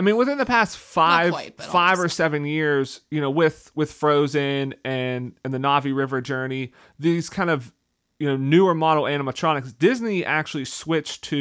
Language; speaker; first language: English; native; English